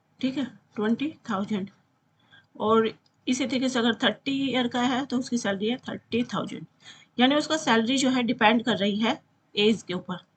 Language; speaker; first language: Hindi; native; Hindi